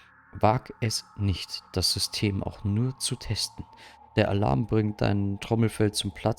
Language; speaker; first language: German; native; German